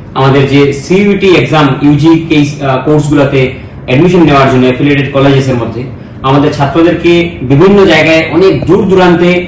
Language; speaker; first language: Bangla; native; Bangla